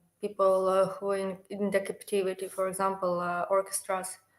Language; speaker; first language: English; non-native, learner; Ukrainian